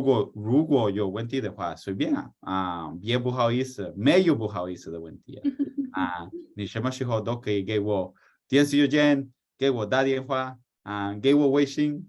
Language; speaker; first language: Chinese; non-native, fluent; English